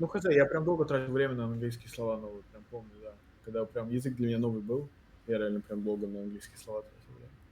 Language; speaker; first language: Russian; native; Russian